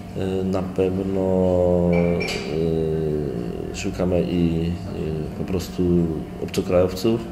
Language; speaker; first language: Polish; non-native, learner; Slovak